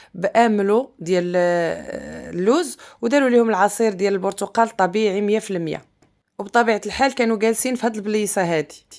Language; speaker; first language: Arabic; native; Arabic